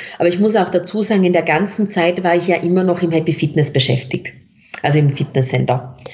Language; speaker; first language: German; native; German